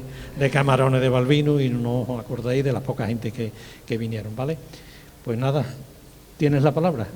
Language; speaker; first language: Spanish; native; Spanish